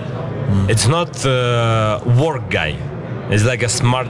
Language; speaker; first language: English; non-native, learner; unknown